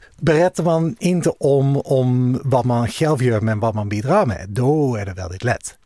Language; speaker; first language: Swedish; non-native, fluent; Dutch